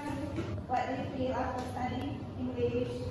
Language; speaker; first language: English; non-native, fluent; Indonesian